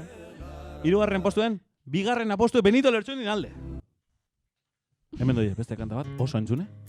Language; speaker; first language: Basque; native; Basque